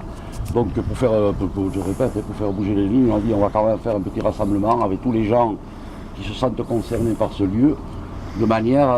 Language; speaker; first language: French; native; French